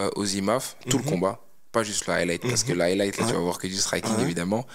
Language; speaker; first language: French; native; French